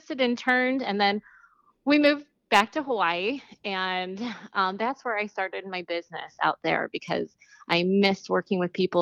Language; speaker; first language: English; native; English